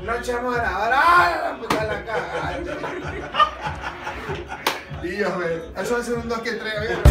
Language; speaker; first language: Spanish; native; Spanish